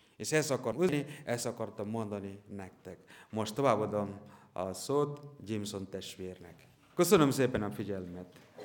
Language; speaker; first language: Hungarian; non-native, learner; Bangla